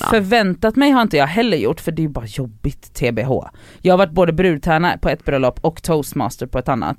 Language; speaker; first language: Swedish; native; Swedish